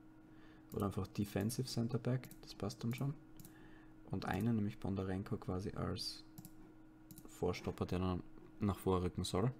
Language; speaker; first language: German; native; German